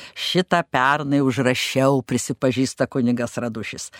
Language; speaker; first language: Lithuanian; native; Lithuanian